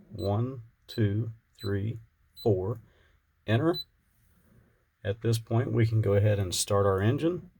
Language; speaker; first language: English; native; English